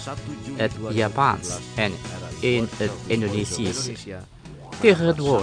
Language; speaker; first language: Dutch; non-native, learner; Indonesian